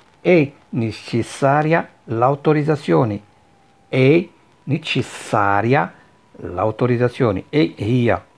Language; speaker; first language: Italian; non-native, fluent; Arabic